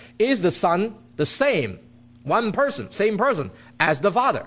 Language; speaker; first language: English; non-native, fluent; Chinese